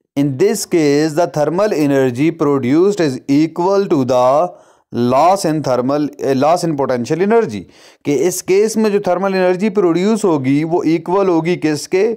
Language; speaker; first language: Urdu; non-native, local second language; Punjabi